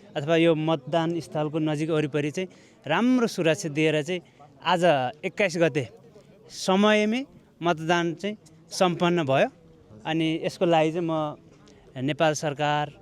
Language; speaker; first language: Nepali; native; Nepali